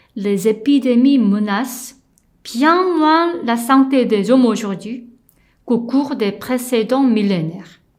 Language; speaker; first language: French; non-native, fluent; Korean